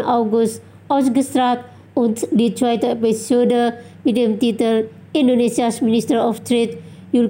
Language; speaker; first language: German; non-native, fluent; Indonesian